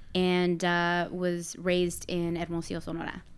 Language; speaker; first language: English; native; English